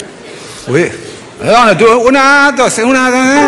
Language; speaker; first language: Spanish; non-native, learner; French